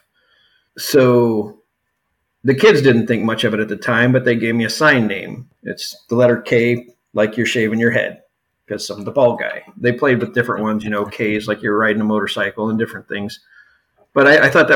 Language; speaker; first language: English; native; English